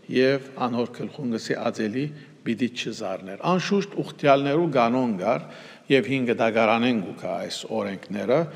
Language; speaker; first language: Armenian; early bilingual, heritage; Armenian